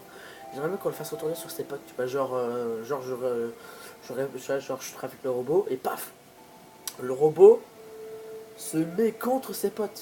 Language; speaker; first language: French; native; French